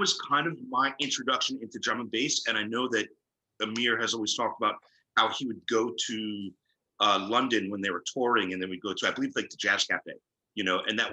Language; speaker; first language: English; native; English